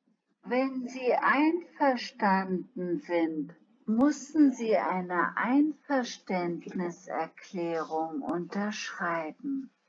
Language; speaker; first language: German; non-native, learner; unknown